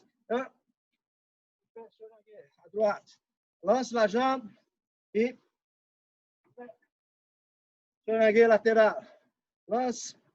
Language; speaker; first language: French; non-native, fluent; Portuguese